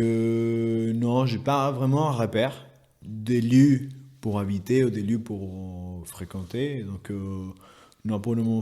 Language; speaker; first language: French; non-native, fluent; Spanish